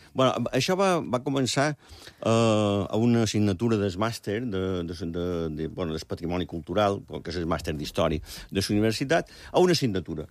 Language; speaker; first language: Catalan; native; Catalan